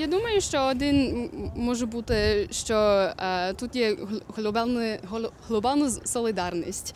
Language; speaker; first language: Ukrainian; non-native, learner; English